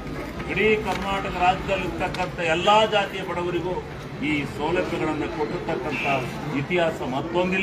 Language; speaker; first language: Kannada; native; Kannada